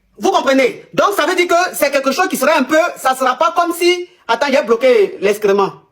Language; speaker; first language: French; non-native, local second language; Lingala